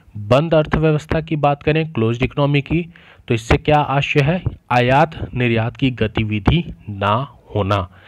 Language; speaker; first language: Hindi; native; Hindi